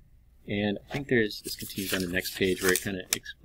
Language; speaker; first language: English; native; English